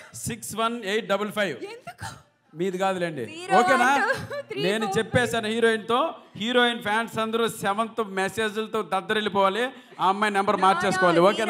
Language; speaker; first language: Telugu; native; Telugu